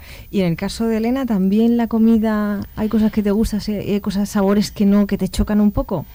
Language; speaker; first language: Spanish; native; Spanish